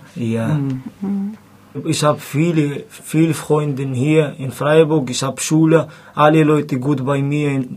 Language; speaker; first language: German; non-native, learner; Arabic